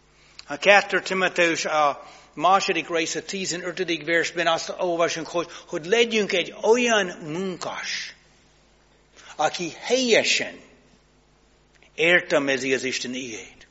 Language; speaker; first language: Hungarian; non-native, fluent; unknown